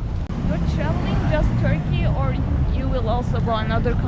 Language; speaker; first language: English; non-native, learner; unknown